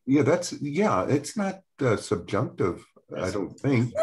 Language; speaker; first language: English; native; English